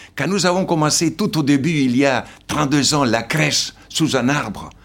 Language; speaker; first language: French; non-native, fluent; Slovenian